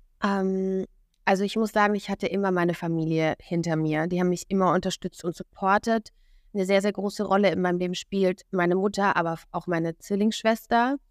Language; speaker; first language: German; native; German